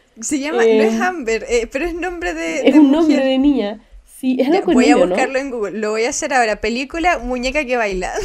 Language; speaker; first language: Spanish; native; Spanish